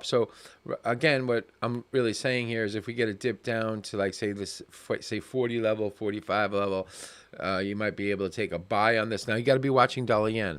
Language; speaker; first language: English; native; English